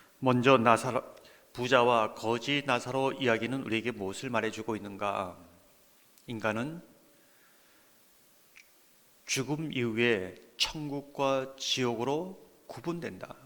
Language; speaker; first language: Korean; native; Korean